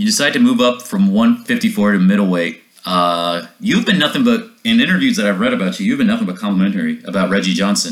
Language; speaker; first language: English; native; English